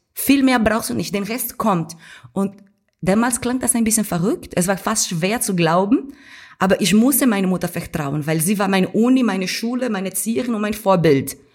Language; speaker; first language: German; non-native, fluent; Portuguese